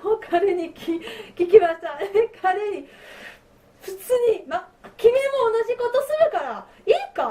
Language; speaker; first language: Japanese; non-native, learner; French